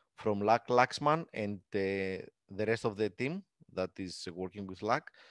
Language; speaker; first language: English; non-native, fluent; Greek